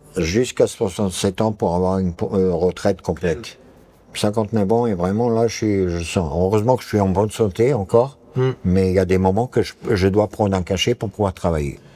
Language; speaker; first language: French; early bilingual, other home language; Serbian